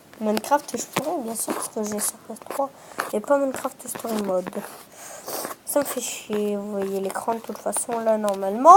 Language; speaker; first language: French; native; French